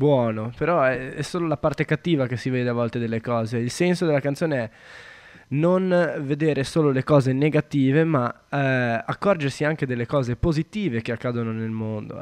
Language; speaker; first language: Italian; native; Italian